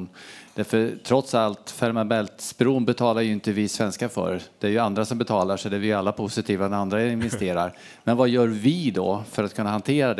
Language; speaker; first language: Swedish; native; Swedish